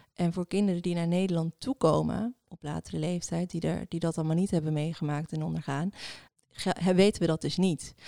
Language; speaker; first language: Dutch; early bilingual, other home language; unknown